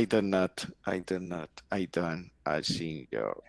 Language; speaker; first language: English; non-native, learner; Spanish